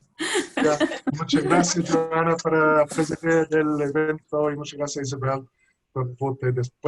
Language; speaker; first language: Spanish; non-native, fluent; English